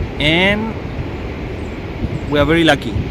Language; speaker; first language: English; non-native, learner; Spanish